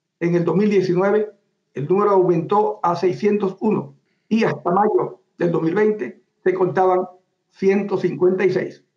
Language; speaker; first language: Spanish; native; Spanish